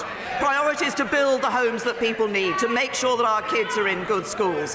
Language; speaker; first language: English; native; English